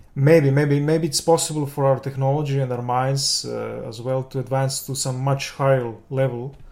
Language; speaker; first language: English; non-native, fluent; Serbian